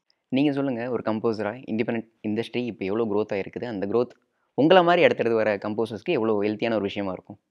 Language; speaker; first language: Tamil; native; Tamil